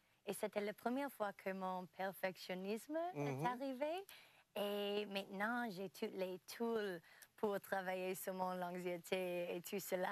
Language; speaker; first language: French; non-native, local second language; English